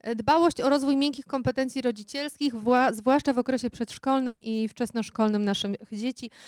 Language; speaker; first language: Polish; native; Polish